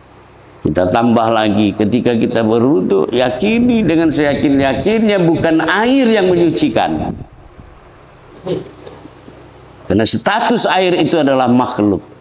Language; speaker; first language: Indonesian; native; Indonesian